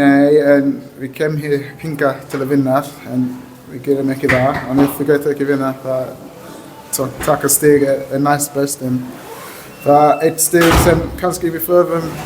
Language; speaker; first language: Icelandic; non-native, learner; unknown